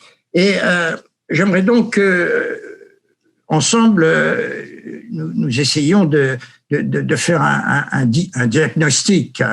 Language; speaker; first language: French; native; French